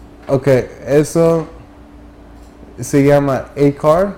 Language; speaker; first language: Spanish; early bilingual, heritage; English